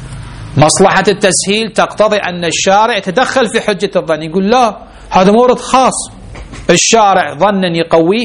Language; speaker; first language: Arabic; native; Arabic